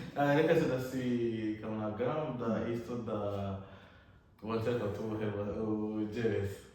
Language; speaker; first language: Bosnian; non-native, learner; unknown